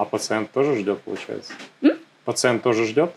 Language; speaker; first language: Russian; native; Russian